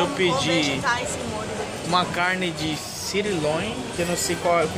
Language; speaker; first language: Portuguese; native; Portuguese